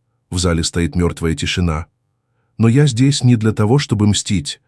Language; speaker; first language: Russian; native; Russian